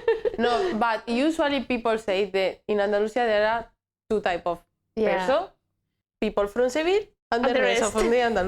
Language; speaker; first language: English; non-native, learner; Spanish